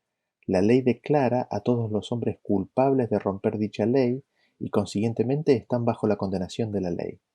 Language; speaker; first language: Spanish; native; Spanish